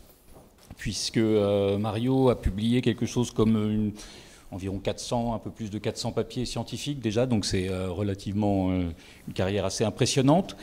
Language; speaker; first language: French; native; French